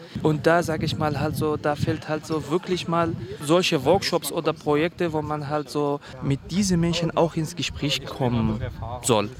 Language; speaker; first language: German; non-native, fluent; Kurdish